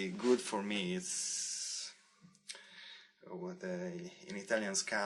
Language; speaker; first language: English; non-native, learner; Italian